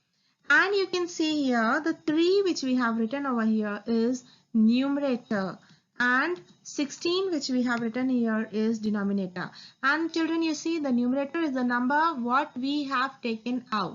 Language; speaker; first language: English; non-native, local second language; Hindi